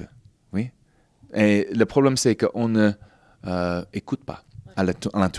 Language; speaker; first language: French; non-native, fluent; English